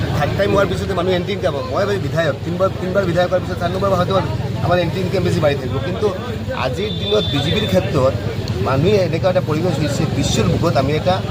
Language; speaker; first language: Assamese; non-native, local second language; Bangla